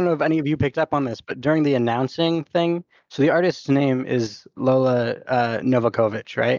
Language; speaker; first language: English; native; English